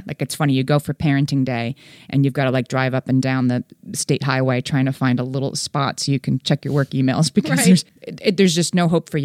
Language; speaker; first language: English; native; English